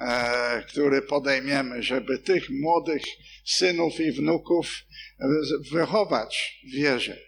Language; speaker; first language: Polish; non-native, fluent; English